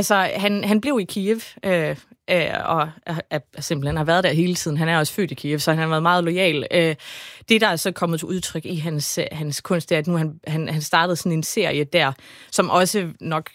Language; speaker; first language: Danish; native; Danish